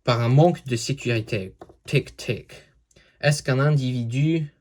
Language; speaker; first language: French; non-native, learner; English